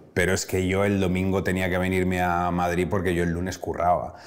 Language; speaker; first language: Spanish; native; Spanish